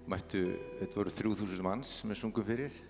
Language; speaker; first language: Icelandic; native; Icelandic